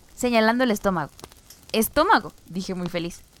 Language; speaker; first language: Spanish; non-native, local second language; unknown